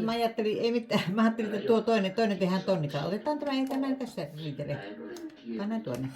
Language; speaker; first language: Finnish; native; Finnish